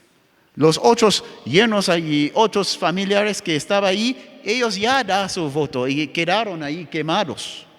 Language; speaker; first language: Spanish; non-native, fluent; English